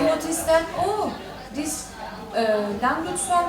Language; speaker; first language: English; non-native, learner; Turkish